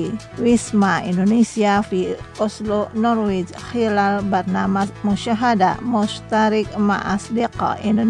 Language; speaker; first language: Arabic; non-native, fluent; Indonesian